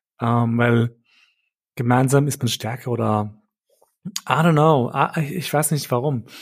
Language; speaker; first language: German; early bilingual, other home language; Albanian